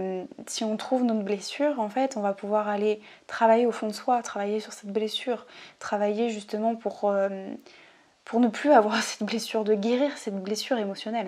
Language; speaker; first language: French; native; French